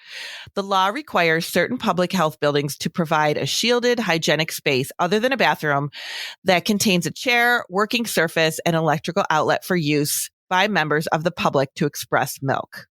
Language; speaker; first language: English; native; English